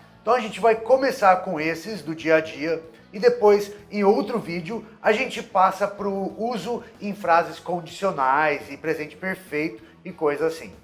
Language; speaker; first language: Portuguese; non-native, fluent; English